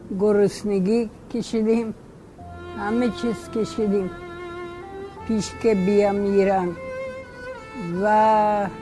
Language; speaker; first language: Persian; early bilingual, other home language; Polish